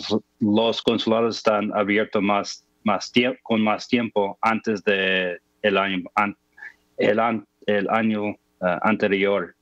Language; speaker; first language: Spanish; non-native, fluent; English